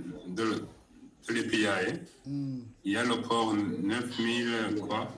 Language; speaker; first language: French; non-native, local second language; Rundi